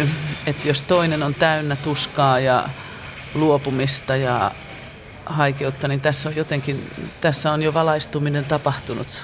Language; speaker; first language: Finnish; native; Finnish